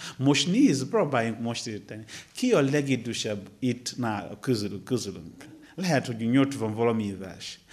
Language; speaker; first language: Hungarian; non-native, learner; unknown